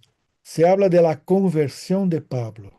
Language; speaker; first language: Spanish; non-native, fluent; Portuguese